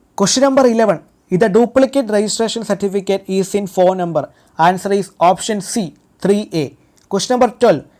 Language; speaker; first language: English; non-native, local second language; Malayalam